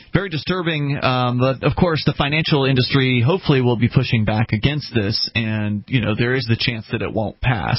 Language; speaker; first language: English; native; English